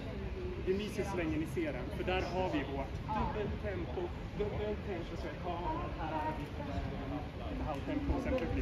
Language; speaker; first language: Swedish; native; Swedish